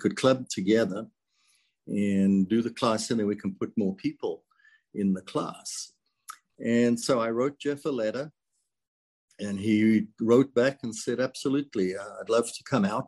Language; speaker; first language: English; native; English